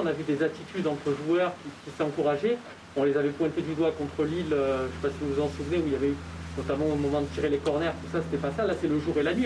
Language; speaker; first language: French; native; French